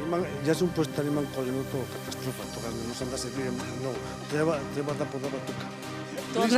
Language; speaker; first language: Macedonian; non-native, learner; Spanish